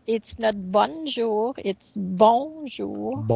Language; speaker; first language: English; non-native, learner; French